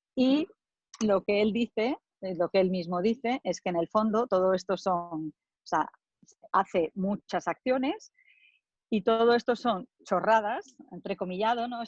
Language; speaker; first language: Spanish; native; Spanish